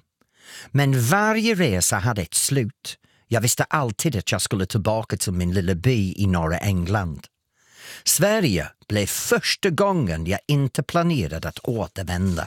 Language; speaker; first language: Swedish; non-native, fluent; English